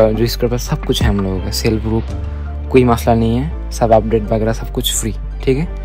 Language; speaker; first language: Hindi; non-native, local second language; Bangla